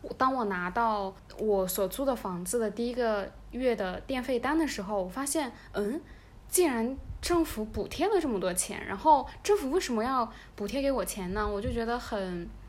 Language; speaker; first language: Chinese; native; Chinese